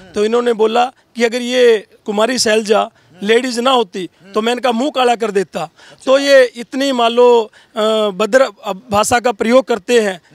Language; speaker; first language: Hindi; native; Hindi